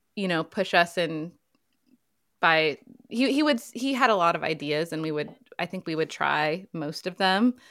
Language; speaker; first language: English; native; English